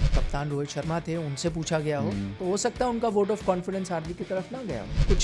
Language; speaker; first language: Hindi; non-native, local second language; Punjabi